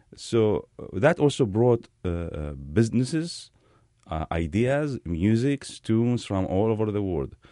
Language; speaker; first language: English; non-native, fluent; Arabic